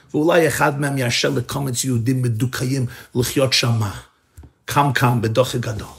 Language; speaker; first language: Hebrew; non-native, fluent; English